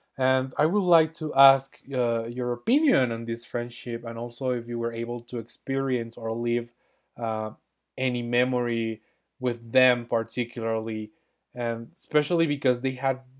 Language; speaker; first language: English; non-native, fluent; Spanish